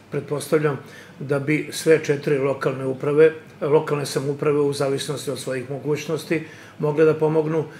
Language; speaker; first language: Serbian; native; Serbian